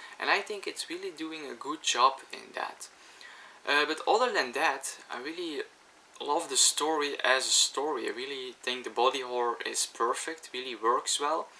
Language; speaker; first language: English; non-native, fluent; Dutch